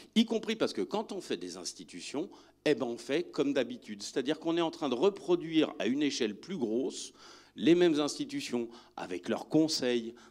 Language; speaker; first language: French; native; French